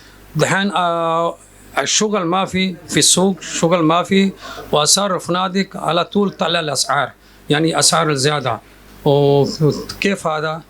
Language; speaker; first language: Arabic; non-native, fluent; Urdu